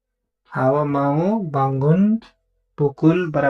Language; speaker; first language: Indonesian; non-native, fluent; Nepali